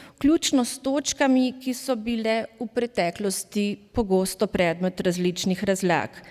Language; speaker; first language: Slovenian; native; Slovenian